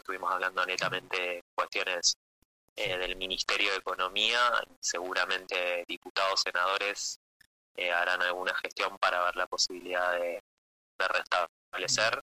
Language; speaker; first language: Spanish; native; Spanish